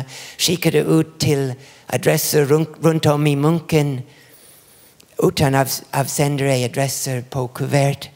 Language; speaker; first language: Swedish; non-native, fluent; English